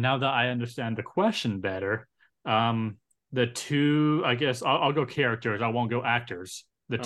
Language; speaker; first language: English; native; English